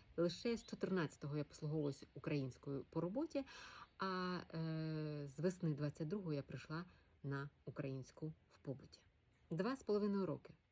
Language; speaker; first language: Ukrainian; non-native, local second language; Russian